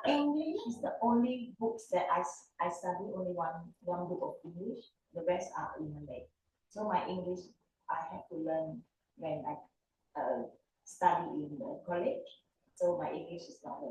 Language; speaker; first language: English; non-native, fluent; Min Nan Chinese